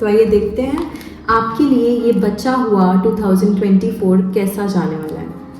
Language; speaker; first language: Hindi; native; Hindi